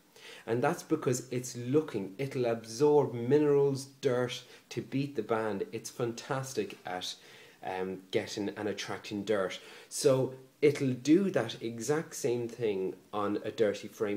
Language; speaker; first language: English; native; English